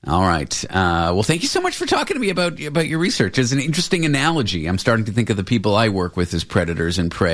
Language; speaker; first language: English; native; English